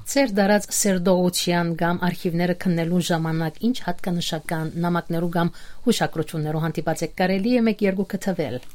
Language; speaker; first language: Armenian; native; Armenian